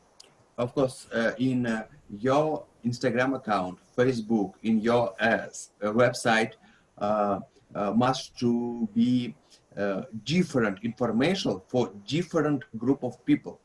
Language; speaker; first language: English; non-native, learner; Russian